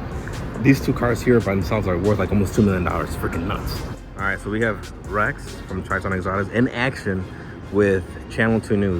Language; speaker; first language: English; native; English